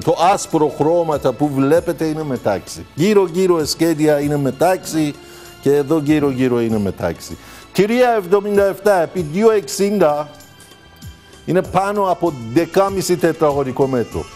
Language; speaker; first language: Greek; non-native, fluent; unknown